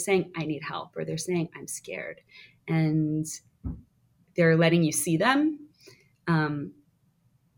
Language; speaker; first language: English; native; English